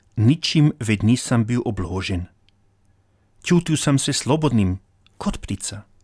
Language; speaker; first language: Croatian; native; Croatian